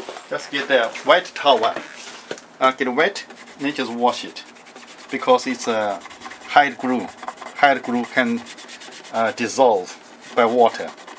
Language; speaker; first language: English; non-native, fluent; Chinese